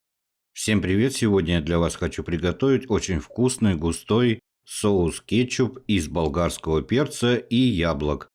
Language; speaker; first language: Russian; native; Russian